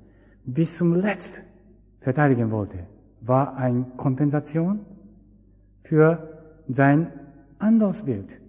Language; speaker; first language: German; non-native, fluent; Japanese